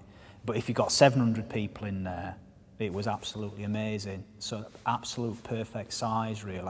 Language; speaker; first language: English; native; English